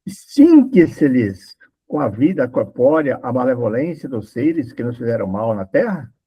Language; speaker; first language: Portuguese; native; Portuguese